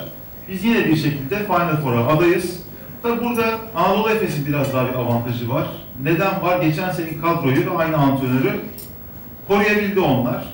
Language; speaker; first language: Turkish; native; Turkish